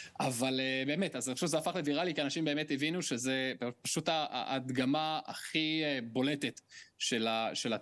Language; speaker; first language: Hebrew; early bilingual, heritage; Hebrew